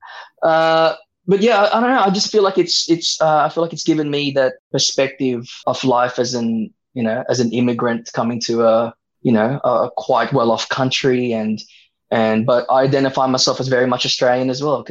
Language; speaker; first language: English; native; English